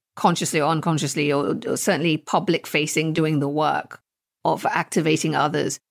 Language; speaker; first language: English; native; English